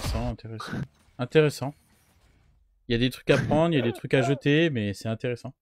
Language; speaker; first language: French; native; French